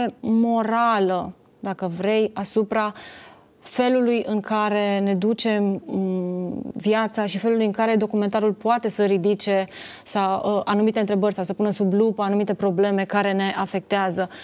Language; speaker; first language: Romanian; native; Romanian